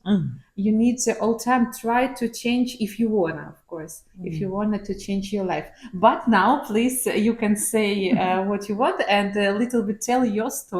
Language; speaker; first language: English; non-native, learner; Ukrainian